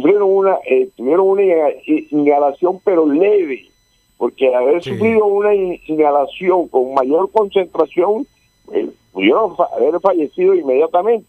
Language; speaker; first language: Spanish; native; Spanish